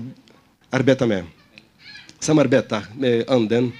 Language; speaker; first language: Swedish; non-native, fluent; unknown